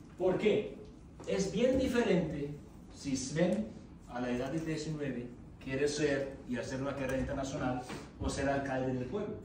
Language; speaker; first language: Spanish; non-native, fluent; German